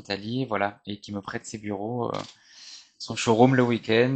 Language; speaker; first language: French; native; French